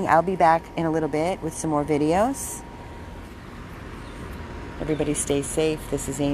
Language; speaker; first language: English; native; English